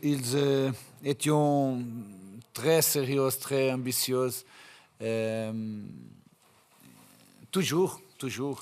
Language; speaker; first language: French; non-native, fluent; Portuguese